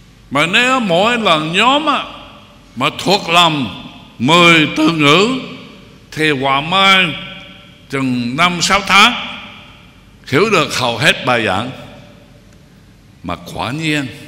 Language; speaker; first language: Vietnamese; non-native, fluent; English